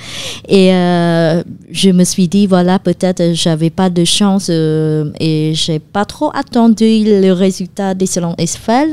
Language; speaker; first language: French; non-native, fluent; Khmer